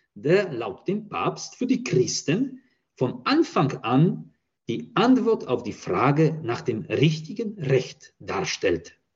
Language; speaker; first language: German; non-native, fluent; Polish